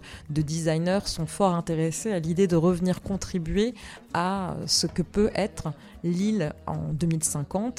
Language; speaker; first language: French; native; French